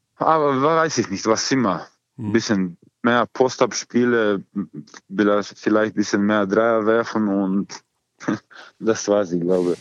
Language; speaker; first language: German; non-native, learner; Croatian